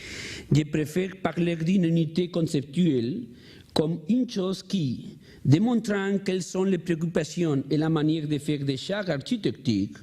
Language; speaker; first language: French; non-native, learner; Spanish